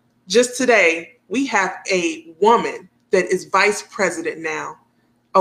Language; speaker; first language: English; native; English